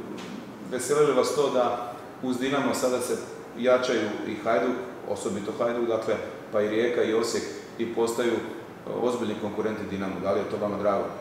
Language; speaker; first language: Serbian; native; Serbian